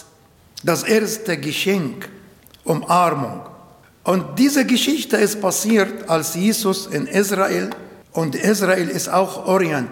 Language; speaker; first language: German; non-native, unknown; Arabic